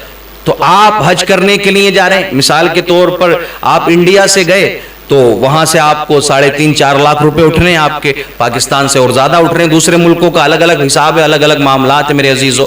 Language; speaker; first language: Urdu; native; Urdu